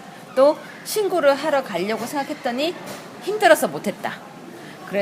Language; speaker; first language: Korean; native; Korean